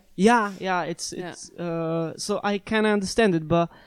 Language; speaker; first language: English; non-native, fluent; Polish